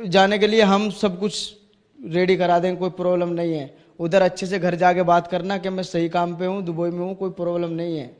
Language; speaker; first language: Hindi; native; Hindi